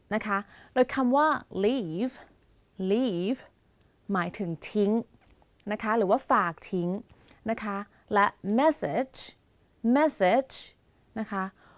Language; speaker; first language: Thai; native; Thai